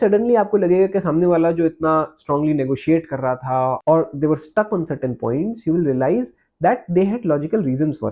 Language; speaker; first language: Hindi; native; Hindi